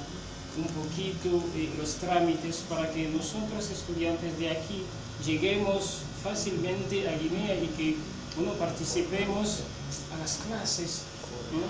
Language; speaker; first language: Spanish; non-native, fluent; French